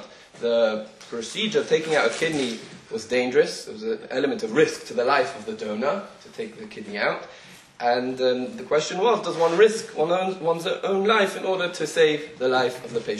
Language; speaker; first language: English; native; English